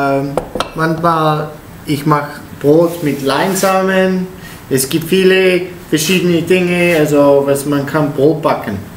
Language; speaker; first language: German; non-native, learner; Italian